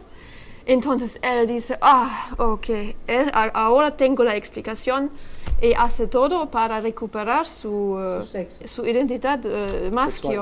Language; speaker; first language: Spanish; non-native, learner; French